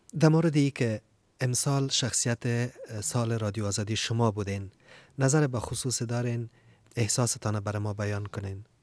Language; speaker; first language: Persian; native; Persian